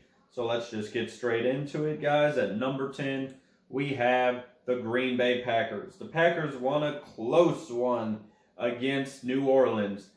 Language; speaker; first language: English; native; English